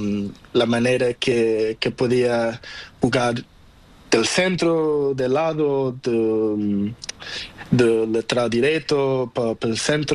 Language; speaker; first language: Spanish; non-native, learner; Portuguese